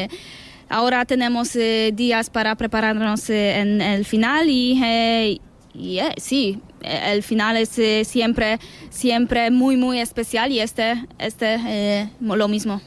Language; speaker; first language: Spanish; non-native, learner; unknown